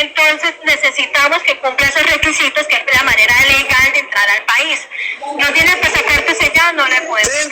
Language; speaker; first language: Spanish; native; Spanish